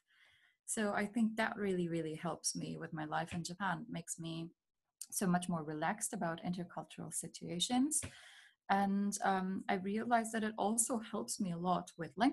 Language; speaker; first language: English; non-native, fluent; German